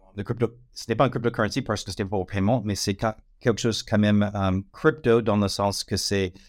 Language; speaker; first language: French; non-native, fluent; English